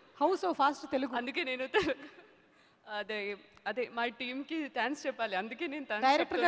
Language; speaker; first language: Telugu; non-native, learner; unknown